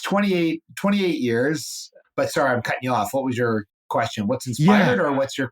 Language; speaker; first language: English; native; English